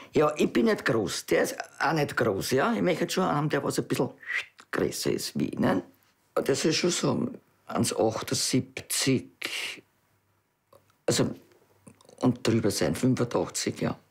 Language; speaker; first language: German; native; German